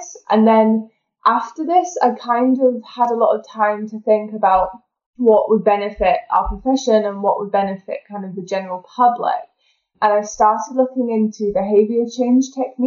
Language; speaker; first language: English; native; English